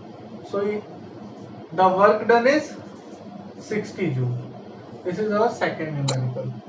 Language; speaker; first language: English; non-native, local second language; Hindi